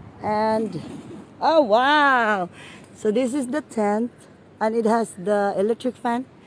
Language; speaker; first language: English; non-native, local second language; Filipino